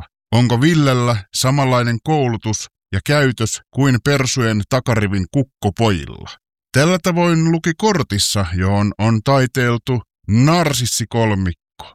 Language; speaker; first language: Finnish; native; Finnish